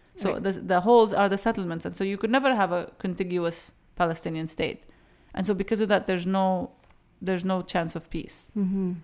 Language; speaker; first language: English; early bilingual, other home language; Arabic